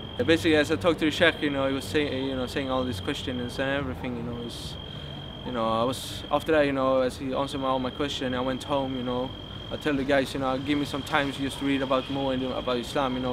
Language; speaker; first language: English; non-native, fluent; Swedish